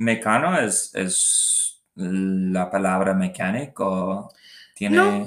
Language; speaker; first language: Spanish; non-native, learner; English